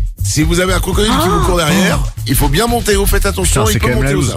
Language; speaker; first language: French; native; French